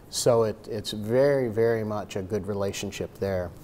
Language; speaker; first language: English; native; English